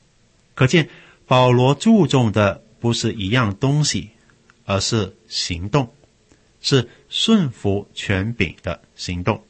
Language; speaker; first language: Chinese; native; Chinese